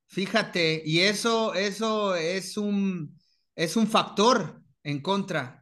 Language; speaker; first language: Spanish; native; Spanish